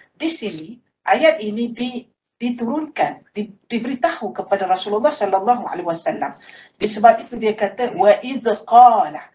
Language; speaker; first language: Malay; native; Malay